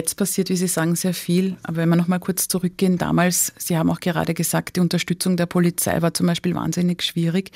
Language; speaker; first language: German; native; German